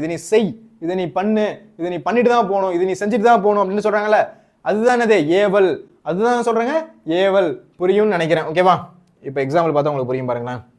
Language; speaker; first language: Tamil; native; Tamil